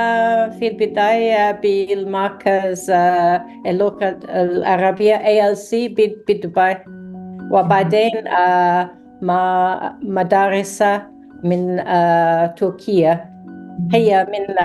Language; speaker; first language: Arabic; non-native, learner; English